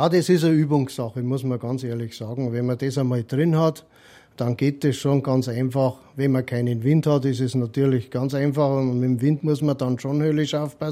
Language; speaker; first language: German; native; German